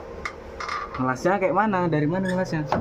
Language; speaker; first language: Indonesian; native; Indonesian